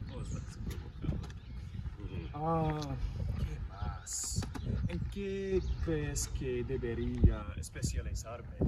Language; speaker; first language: Spanish; non-native, learner; English